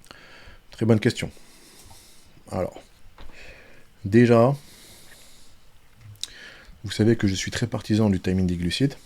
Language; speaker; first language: French; native; French